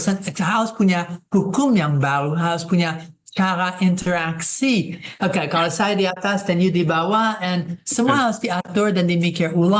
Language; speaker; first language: Indonesian; non-native, fluent; English